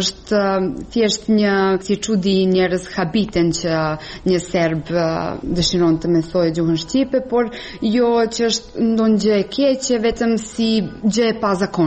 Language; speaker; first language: Albanian; non-native, fluent; Serbian